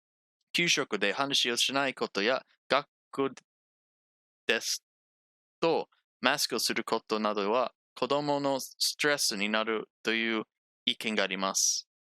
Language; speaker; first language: Japanese; non-native, learner; English